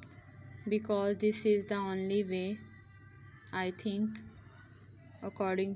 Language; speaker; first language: English; non-native, learner; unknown